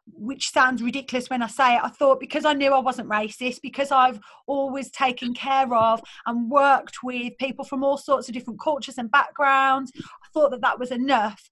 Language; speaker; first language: English; native; English